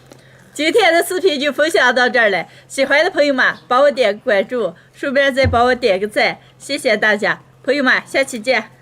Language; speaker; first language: Chinese; native; Chinese